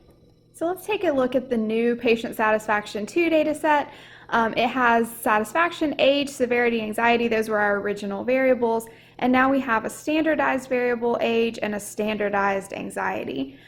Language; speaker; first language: English; native; English